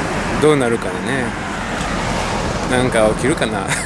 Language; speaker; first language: Japanese; non-native, fluent; French